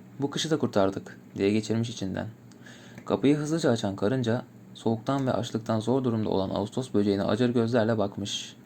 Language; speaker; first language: Turkish; native; Turkish